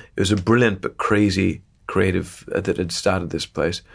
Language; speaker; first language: English; native; English